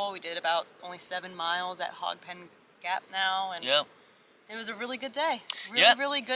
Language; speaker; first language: English; native; English